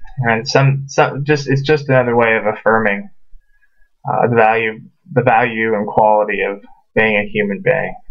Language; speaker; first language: English; native; English